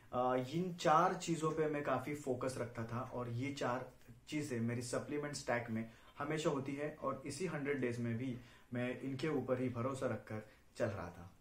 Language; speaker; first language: Hindi; non-native, local second language; Marathi